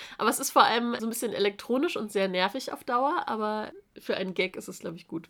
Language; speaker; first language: German; native; German